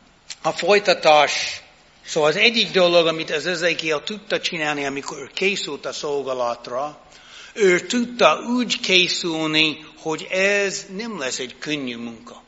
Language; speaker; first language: Hungarian; non-native, fluent; English